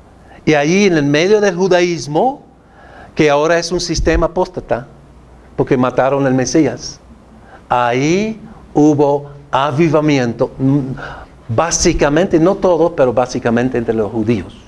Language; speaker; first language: Spanish; non-native, fluent; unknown